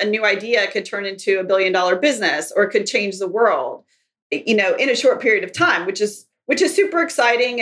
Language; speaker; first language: English; native; English